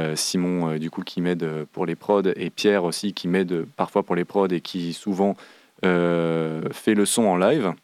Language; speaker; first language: French; native; French